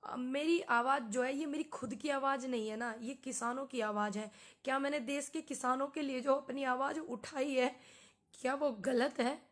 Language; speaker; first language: Hindi; native; Hindi